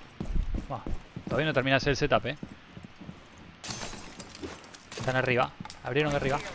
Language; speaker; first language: Spanish; native; Spanish